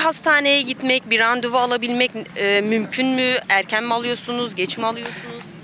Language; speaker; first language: Turkish; native; Turkish